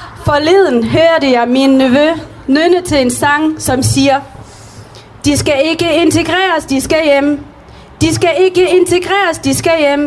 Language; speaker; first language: Danish; early bilingual, other home language; Arabic